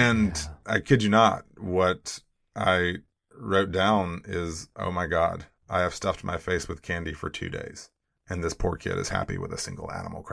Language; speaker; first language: English; native; English